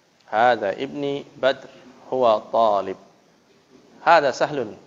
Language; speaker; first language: Arabic; non-native, fluent; Indonesian